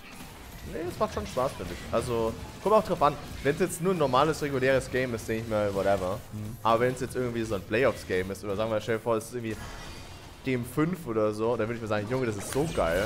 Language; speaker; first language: German; native; German